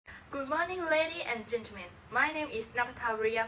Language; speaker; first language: English; non-native, learner; Thai